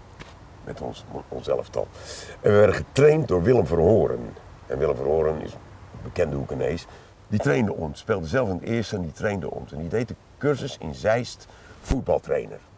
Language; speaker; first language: Dutch; native; Dutch